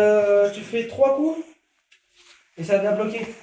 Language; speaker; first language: French; native; French